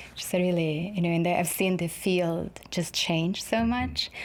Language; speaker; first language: English; non-native, fluent; Italian